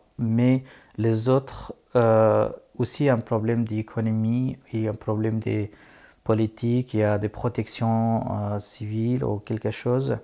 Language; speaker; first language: French; non-native, fluent; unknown